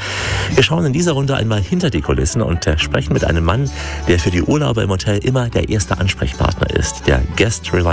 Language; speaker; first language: German; native; German